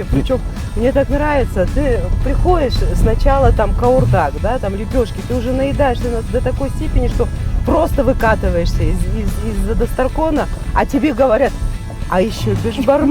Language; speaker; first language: Russian; native; Russian